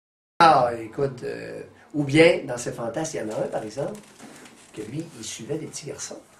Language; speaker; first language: French; native; French